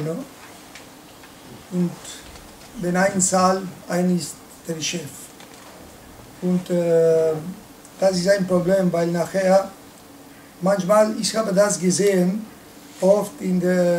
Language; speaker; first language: German; non-native, learner; Spanish